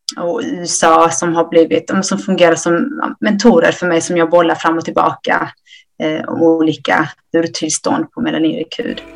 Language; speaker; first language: Swedish; early bilingual, other home language; Amharic